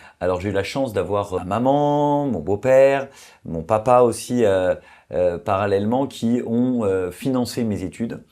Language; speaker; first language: French; native; French